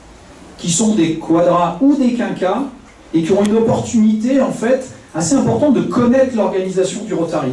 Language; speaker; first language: French; native; French